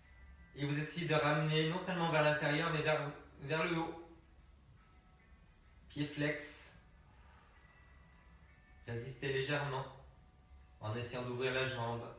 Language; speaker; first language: French; native; French